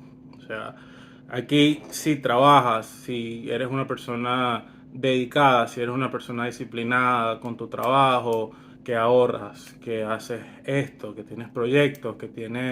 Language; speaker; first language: Spanish; early bilingual, other home language; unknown